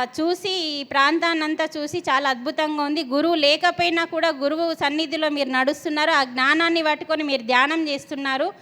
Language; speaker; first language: Telugu; native; Telugu